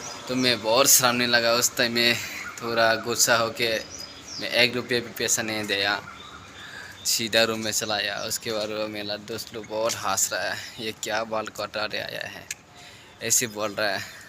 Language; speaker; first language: Hindi; non-native, local second language; Kok Borok